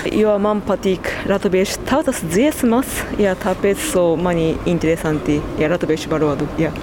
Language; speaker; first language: Latvian; non-native, learner; Japanese